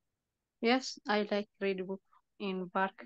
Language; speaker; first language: English; non-native, learner; Tigrinya